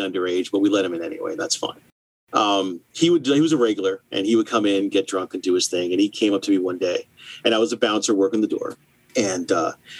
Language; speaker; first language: English; native; English